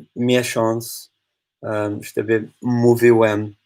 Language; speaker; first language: Polish; non-native, fluent; English